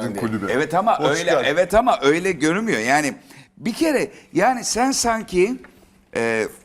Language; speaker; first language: Turkish; native; Turkish